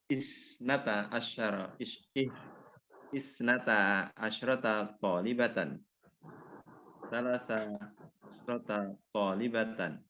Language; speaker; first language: Arabic; non-native, learner; Indonesian